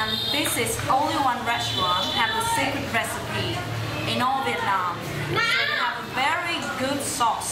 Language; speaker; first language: English; non-native, learner; Vietnamese